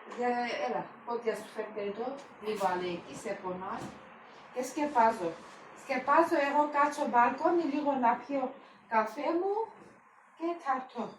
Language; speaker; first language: Greek; non-native, learner; Armenian